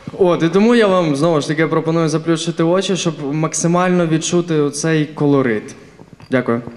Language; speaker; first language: Ukrainian; non-native, local second language; Russian